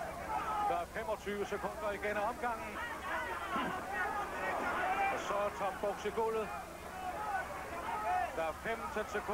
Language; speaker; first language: Danish; native; Danish